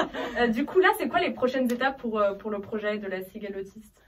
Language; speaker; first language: French; native; French